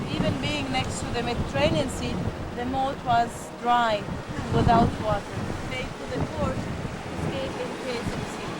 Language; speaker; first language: English; non-native, fluent; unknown